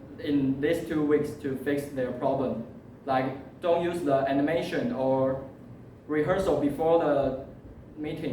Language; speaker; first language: English; non-native, learner; Chinese